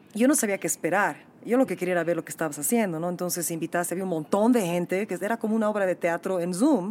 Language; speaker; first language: Spanish; native; Spanish